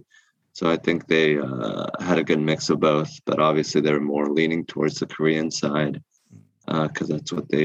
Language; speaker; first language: English; early bilingual, other home language; Korean